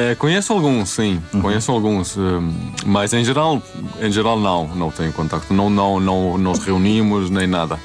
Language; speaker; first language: Portuguese; non-native, fluent; Swedish